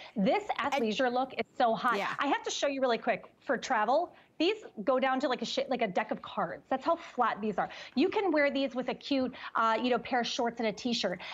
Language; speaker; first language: English; native; English